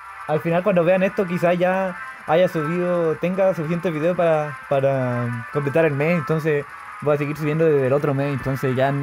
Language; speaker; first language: Spanish; native; Spanish